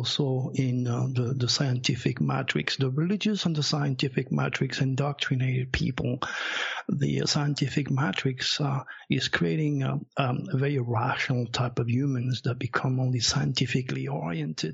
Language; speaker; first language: English; non-native, fluent; French